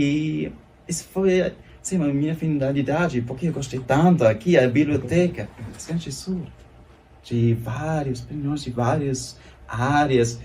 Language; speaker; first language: Portuguese; non-native, fluent; German